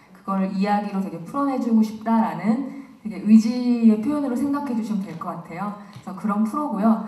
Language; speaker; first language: Korean; native; Korean